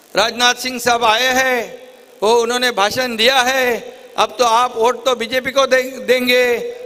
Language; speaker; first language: Hindi; non-native, local second language; Marathi